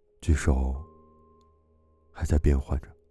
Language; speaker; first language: Chinese; native; Chinese